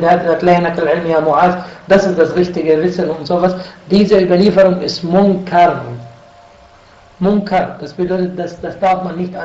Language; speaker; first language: German; non-native, fluent; Arabic